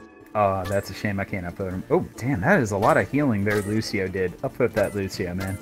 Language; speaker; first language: English; native; English